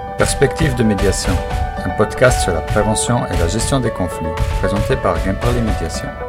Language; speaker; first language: French; non-native, local second language; Swiss German